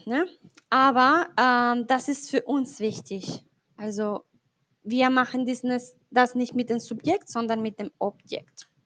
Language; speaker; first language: German; non-native, fluent; Spanish